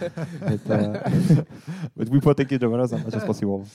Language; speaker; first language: English; non-native, fluent; French